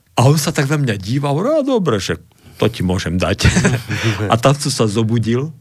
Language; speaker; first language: Slovak; native; Slovak